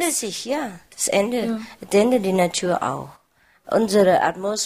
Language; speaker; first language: German; non-native, learner; Vietnamese